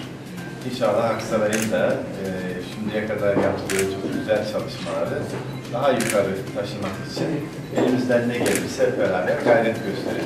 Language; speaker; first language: Turkish; native; Turkish